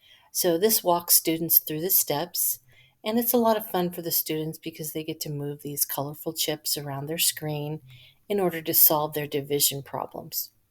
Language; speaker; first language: English; native; English